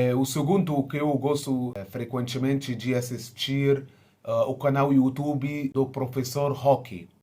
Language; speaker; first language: Portuguese; non-native, fluent; Arabic